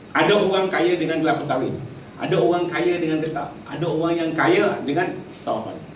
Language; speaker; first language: Malay; native; Malay